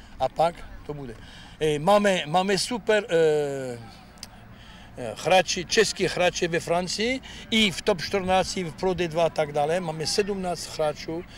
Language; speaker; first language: Czech; non-native, fluent; French